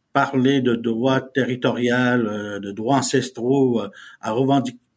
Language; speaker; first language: French; non-native, fluent; Innu-aimun